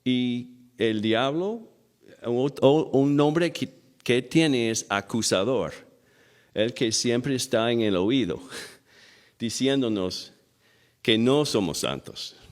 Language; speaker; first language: Spanish; non-native, fluent; English